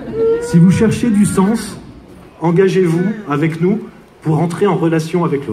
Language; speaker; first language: French; native; French